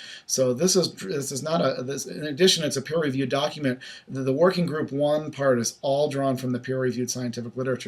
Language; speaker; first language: English; native; English